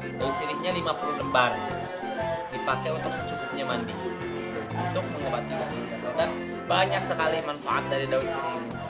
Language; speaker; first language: Indonesian; non-native, local second language; Sundanese